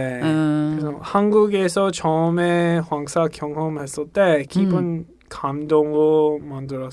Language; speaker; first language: Korean; non-native, learner; English